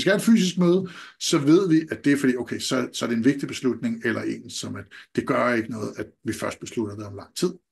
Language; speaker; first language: Danish; native; Danish